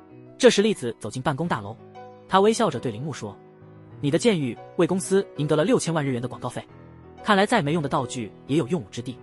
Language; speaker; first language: Chinese; native; Chinese